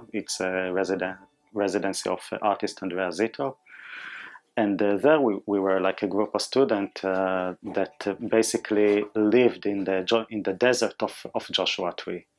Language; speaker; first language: English; non-native, fluent; Hebrew